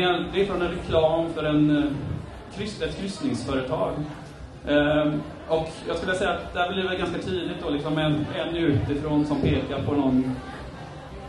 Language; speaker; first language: Swedish; native; Swedish